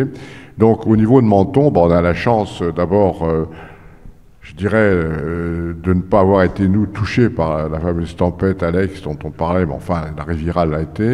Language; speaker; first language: French; native; French